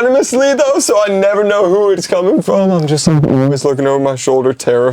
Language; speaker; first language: English; native; English